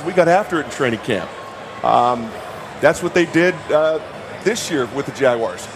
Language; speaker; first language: English; native; English